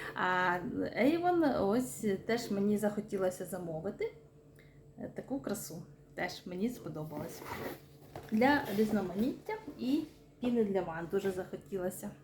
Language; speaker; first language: Ukrainian; non-native, local second language; Russian